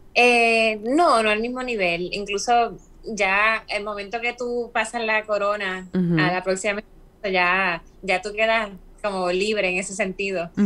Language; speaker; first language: Spanish; native; Spanish